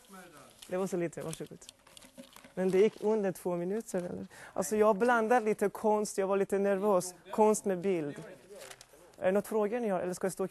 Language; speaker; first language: Swedish; non-native, fluent; Persian